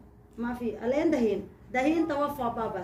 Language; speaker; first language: Arabic; non-native, learner; Indonesian